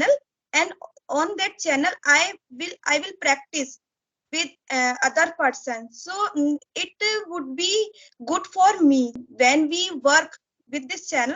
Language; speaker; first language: English; non-native, learner; Hindi